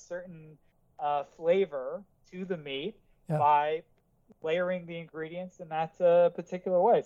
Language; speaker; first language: English; native; English